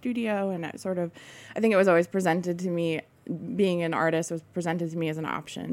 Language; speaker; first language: English; native; English